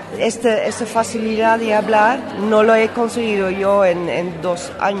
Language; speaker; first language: Spanish; non-native, fluent; Dutch